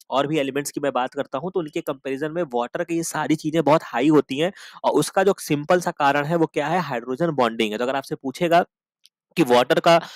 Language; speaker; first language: Hindi; native; Hindi